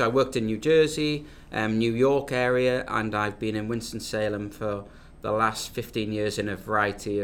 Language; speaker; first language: English; native; English